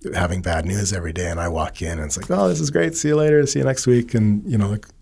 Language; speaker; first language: English; native; English